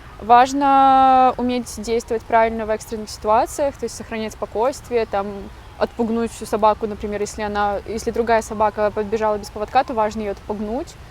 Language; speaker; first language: Russian; native; Russian